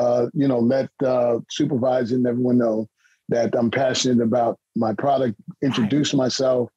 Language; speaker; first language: English; native; English